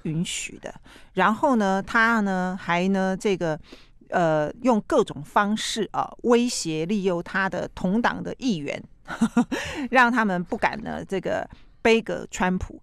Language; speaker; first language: Chinese; native; Chinese